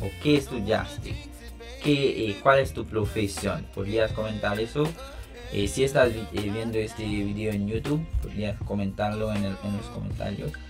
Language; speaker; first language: Spanish; non-native, fluent; Haitian Creole